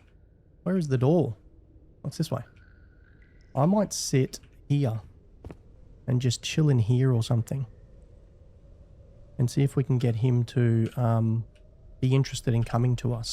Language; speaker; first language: English; native; English